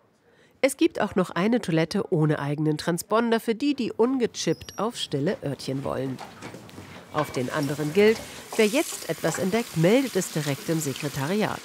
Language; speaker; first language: German; native; German